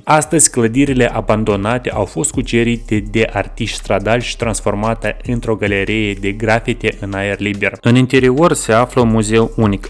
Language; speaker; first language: Romanian; native; Romanian